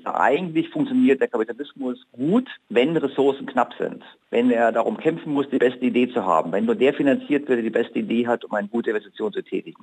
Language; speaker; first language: German; native; German